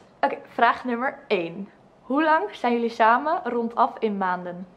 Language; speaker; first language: Dutch; native; Dutch